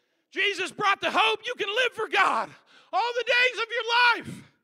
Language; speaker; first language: English; native; English